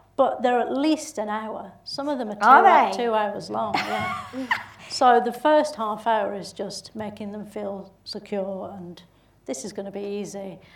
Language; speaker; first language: English; native; English